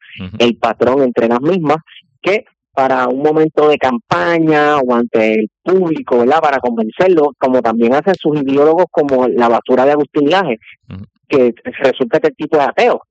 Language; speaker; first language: Spanish; native; Spanish